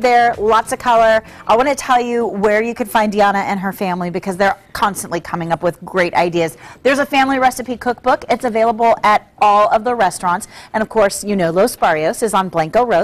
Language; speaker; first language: English; native; English